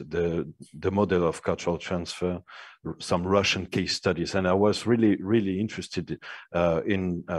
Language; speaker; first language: English; non-native, fluent; French